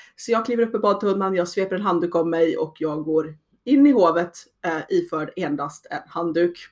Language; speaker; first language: Swedish; native; Swedish